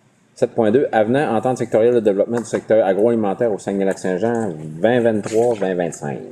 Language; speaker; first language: French; native; French